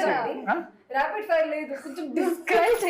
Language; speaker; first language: Telugu; non-native, fluent; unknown